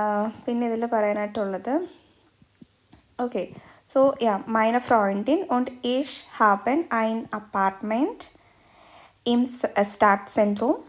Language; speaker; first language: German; non-native, fluent; Malayalam